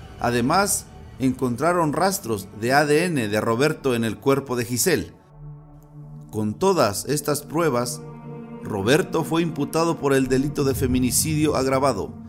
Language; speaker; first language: Spanish; native; Spanish